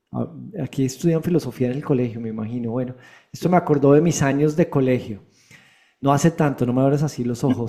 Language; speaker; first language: Spanish; native; Spanish